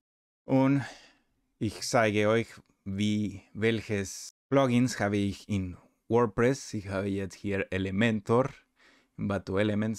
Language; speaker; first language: German; non-native, learner; Spanish